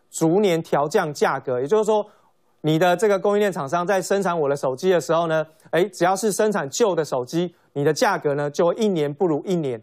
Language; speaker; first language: Chinese; native; Chinese